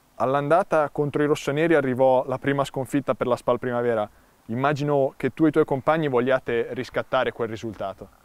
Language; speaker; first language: Italian; native; Italian